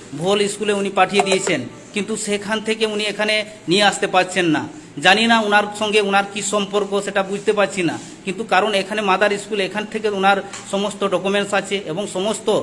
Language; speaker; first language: Bangla; non-native, local second language; Santali